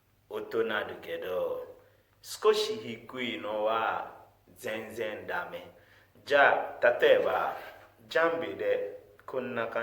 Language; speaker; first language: Japanese; non-native, fluent; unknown